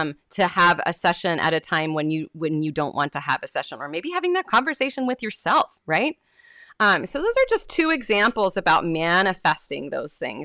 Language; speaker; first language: English; native; English